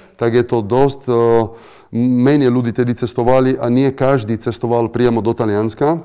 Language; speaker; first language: Slovak; non-native, fluent; Italian